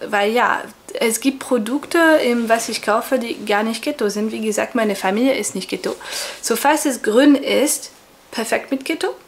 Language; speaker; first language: German; non-native, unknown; French